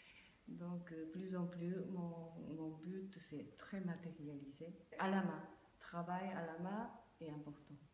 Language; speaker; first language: French; non-native, learner; Japanese